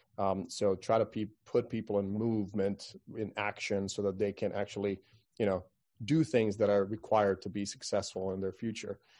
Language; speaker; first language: English; non-native, fluent; Croatian